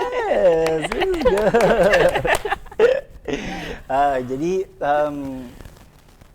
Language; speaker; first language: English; non-native, learner; Indonesian